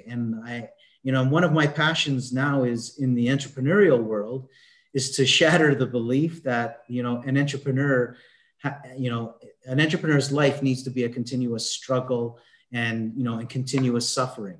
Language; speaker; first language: English; native; English